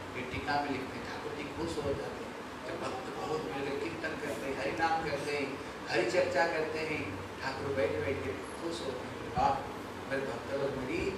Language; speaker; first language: Hindi; non-native, local second language; Bangla